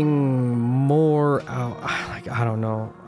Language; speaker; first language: English; native; English